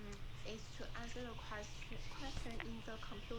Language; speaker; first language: English; non-native, learner; Chinese